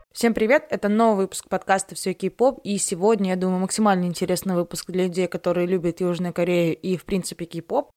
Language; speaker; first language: Russian; native; Russian